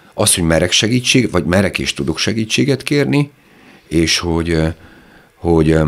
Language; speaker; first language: Hungarian; native; Hungarian